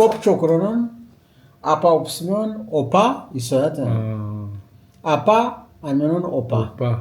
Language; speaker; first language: Korean; non-native, learner; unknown